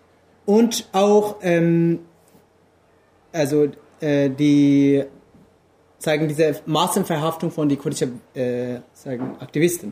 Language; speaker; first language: German; non-native, fluent; Kurdish